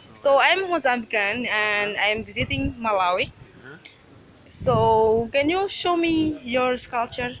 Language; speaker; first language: English; non-native, learner; Portuguese